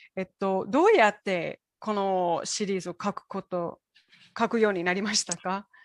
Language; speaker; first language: Japanese; non-native, fluent; English